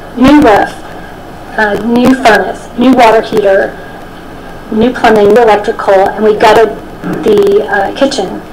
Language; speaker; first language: English; native; English